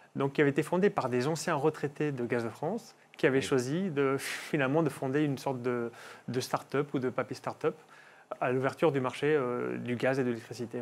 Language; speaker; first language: French; non-native, fluent; Spanish